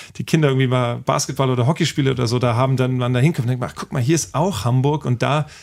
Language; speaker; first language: German; native; German